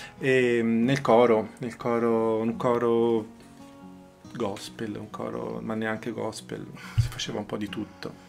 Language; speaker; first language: Italian; early bilingual, other home language; Spanish